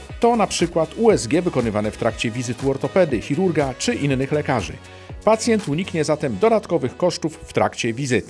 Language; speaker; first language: Polish; native; Polish